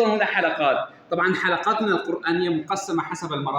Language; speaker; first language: Arabic; native; Arabic